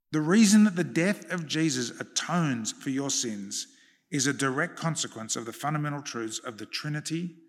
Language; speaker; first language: English; early bilingual, other home language; Hungarian